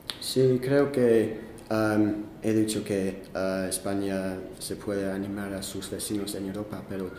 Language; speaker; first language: Spanish; non-native, fluent; English